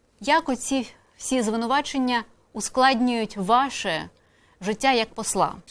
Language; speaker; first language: Ukrainian; native; Ukrainian